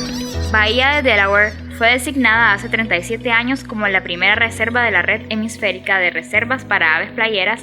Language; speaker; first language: Spanish; native; Spanish